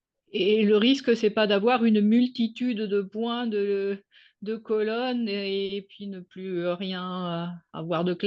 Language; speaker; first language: French; native; French